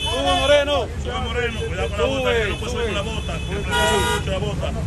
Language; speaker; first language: Spanish; native; Spanish